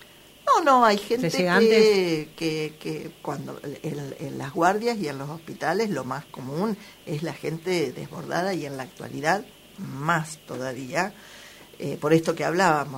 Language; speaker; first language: Spanish; native; Spanish